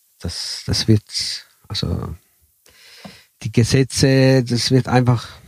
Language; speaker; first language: German; early bilingual, heritage; Italian